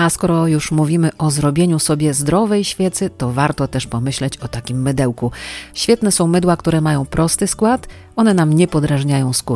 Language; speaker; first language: Polish; native; Polish